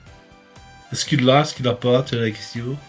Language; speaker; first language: French; native; French